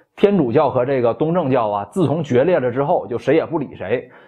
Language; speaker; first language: Chinese; native; Chinese